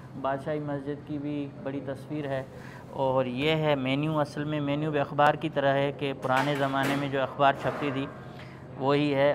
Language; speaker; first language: Urdu; non-native, local second language; Sindhi